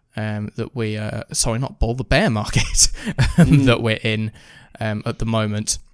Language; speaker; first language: English; early bilingual, other home language; Filipino